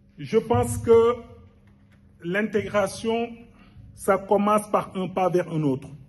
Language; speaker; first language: French; non-native, local second language; Wolof